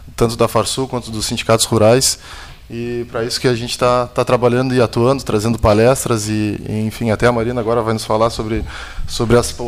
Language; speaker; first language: Portuguese; native; Portuguese